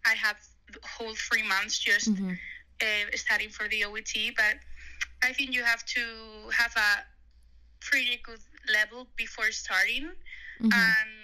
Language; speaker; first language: English; non-native, fluent; Spanish